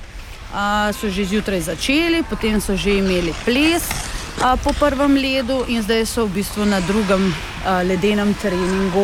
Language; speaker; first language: Slovenian; native; Slovenian